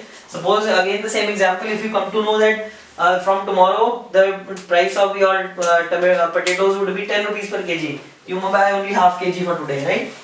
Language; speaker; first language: English; non-native, local second language; Hindi